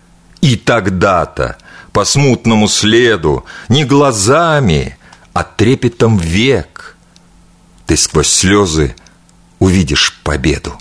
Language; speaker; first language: Russian; native; Russian